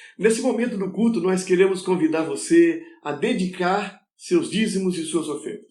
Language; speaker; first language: Portuguese; native; Portuguese